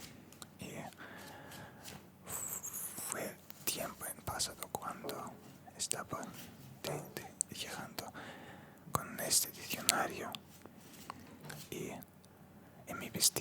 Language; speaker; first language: Spanish; non-native, learner; Russian